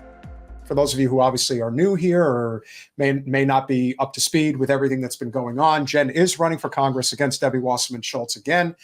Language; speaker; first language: English; native; English